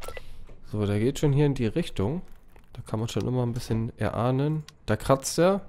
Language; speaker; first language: German; native; German